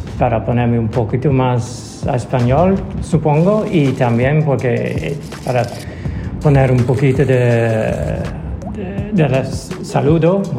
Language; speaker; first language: Spanish; non-native, learner; English